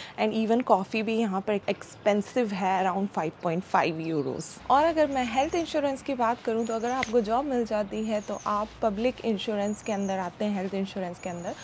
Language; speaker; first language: Hindi; native; Hindi